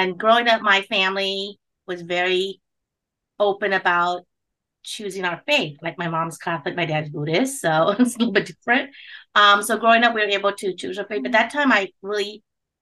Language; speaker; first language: English; early bilingual, other home language; Khmer